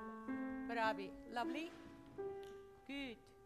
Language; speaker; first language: English; non-native, learner; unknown